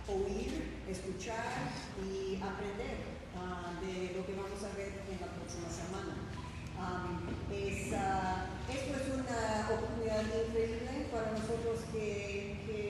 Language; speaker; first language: Spanish; non-native, fluent; English